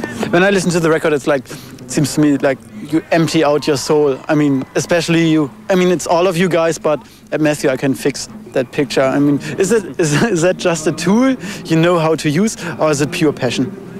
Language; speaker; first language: English; non-native, fluent; German